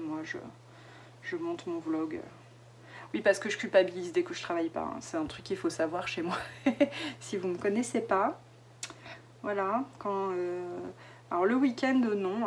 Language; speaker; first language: French; native; French